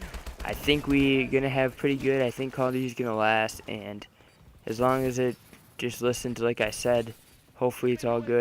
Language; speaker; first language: English; native; English